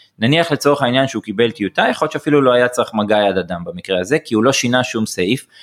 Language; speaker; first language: Hebrew; native; Hebrew